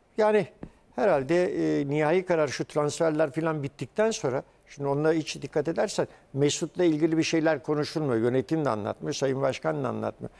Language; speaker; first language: Turkish; early bilingual, heritage; Turkish